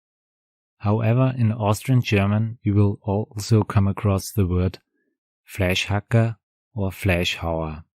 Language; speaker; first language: English; non-native, fluent; German